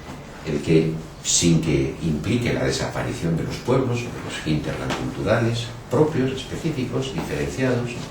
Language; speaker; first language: Spanish; native; Spanish